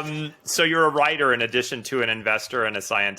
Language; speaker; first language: English; native; English